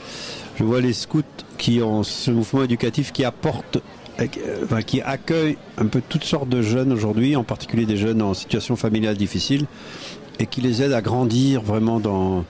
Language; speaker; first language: French; native; French